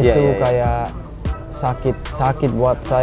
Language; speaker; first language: Indonesian; early bilingual, heritage; English